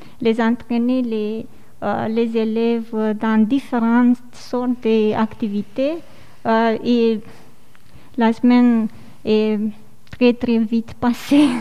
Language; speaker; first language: French; non-native, fluent; Romanian